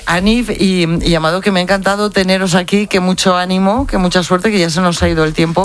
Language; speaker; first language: Spanish; native; Spanish